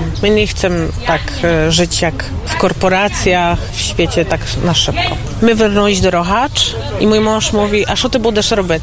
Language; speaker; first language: Polish; non-native, local second language; Ukrainian